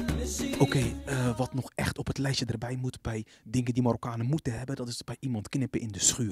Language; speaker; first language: Dutch; early bilingual, other home language; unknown